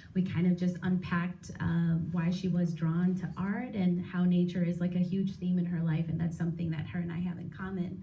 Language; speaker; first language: English; native; English